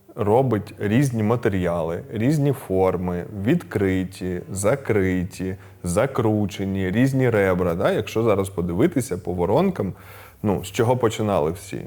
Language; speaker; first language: Ukrainian; non-native, local second language; Russian